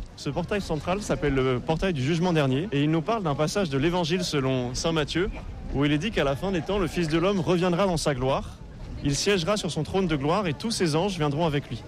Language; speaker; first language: French; native; French